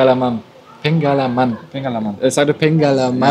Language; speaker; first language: Indonesian; non-native, learner; German